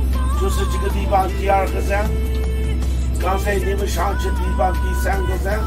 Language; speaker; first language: Chinese; non-native, local second language; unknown